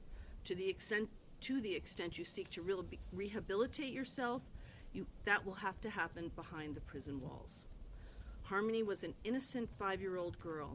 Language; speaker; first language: English; native; English